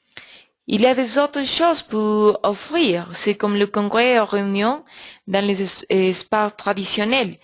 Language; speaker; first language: French; non-native, learner; Spanish